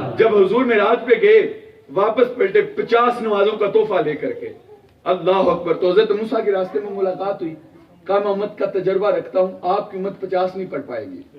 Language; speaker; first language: Urdu; non-native, local second language; Punjabi